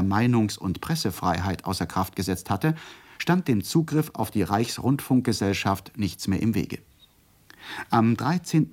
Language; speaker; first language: German; native; German